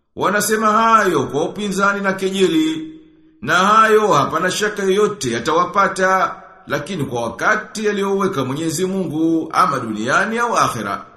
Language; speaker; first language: Swahili; native; Swahili